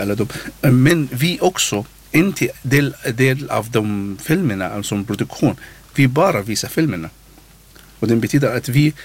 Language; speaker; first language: Swedish; non-native, learner; Arabic